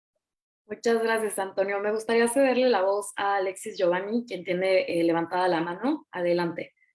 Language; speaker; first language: Spanish; native; Spanish